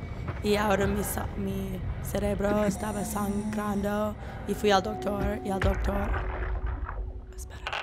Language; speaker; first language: Spanish; non-native, learner; English